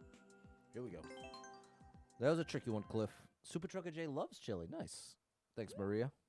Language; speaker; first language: English; native; English